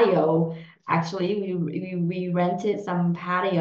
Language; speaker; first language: English; early bilingual, other home language; Vietnamese